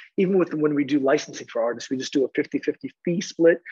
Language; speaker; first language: English; native; English